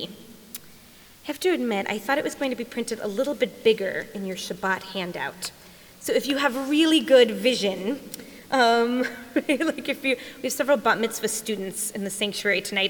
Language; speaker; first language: English; native; English